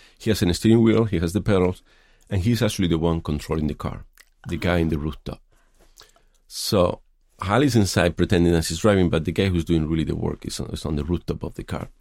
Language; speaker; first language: English; non-native, fluent; Spanish